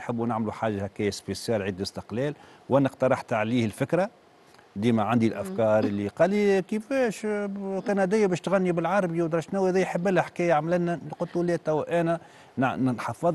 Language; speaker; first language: Arabic; native; Arabic